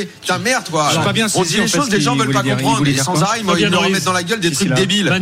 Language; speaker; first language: French; native; French